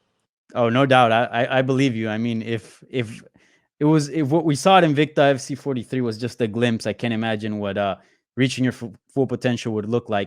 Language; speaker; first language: English; native; English